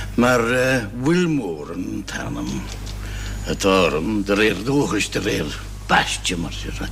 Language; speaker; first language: Irish; non-native, fluent; English